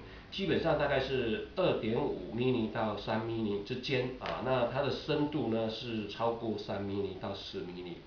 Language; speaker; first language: Chinese; native; Chinese